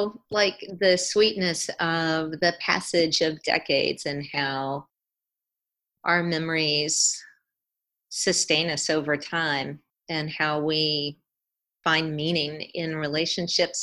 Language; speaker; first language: English; native; English